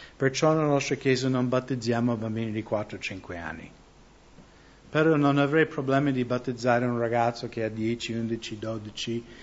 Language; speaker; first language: Italian; non-native, fluent; English